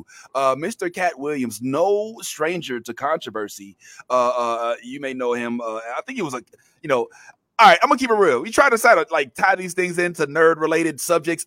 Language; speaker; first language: English; native; English